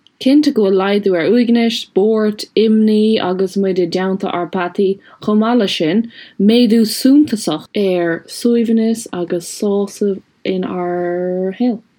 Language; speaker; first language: Irish; non-native, local second language; English